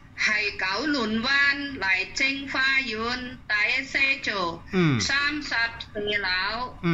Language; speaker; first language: Cantonese; non-native, fluent; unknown